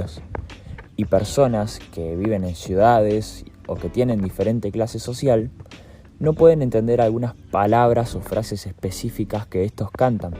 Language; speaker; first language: Spanish; native; Spanish